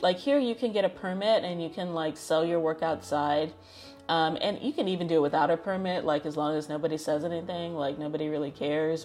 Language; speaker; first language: English; native; English